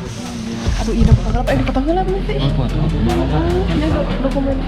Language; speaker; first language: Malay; non-native, local second language; Sundanese